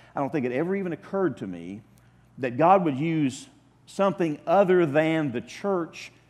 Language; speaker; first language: English; native; English